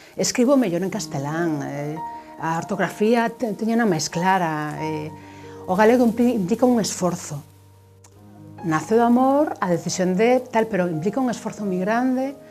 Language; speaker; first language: Galician; non-native, local second language; Spanish